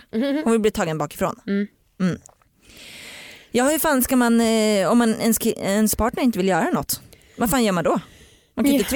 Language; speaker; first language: Swedish; native; Swedish